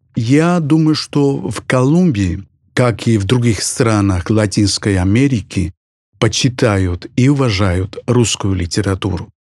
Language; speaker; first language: Russian; non-native, fluent; Spanish